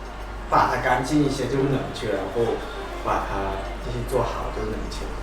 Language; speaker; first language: Chinese; non-native, fluent; Thai